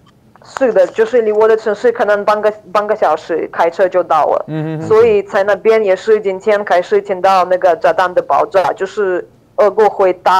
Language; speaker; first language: Chinese; non-native, fluent; Ukrainian